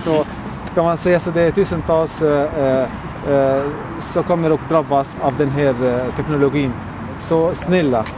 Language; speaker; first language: Swedish; non-native, fluent; Arabic